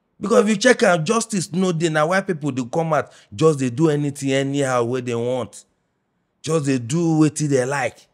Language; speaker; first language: Nigerian Pidgin; non-native, local second language; Yoruba